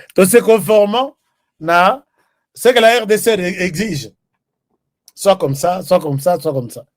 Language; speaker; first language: French; non-native, local second language; Lingala